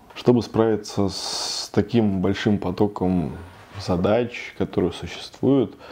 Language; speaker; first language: Russian; native; Russian